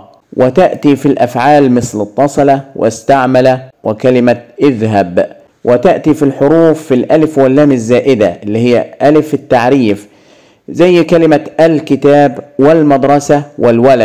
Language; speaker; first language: Arabic; native; Arabic